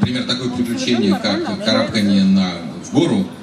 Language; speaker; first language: Russian; native; Russian